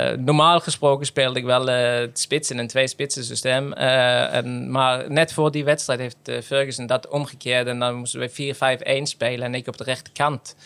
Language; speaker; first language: Dutch; non-native, fluent; Norwegian